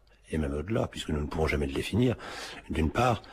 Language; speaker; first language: French; native; French